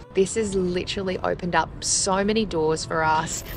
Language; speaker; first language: English; native; English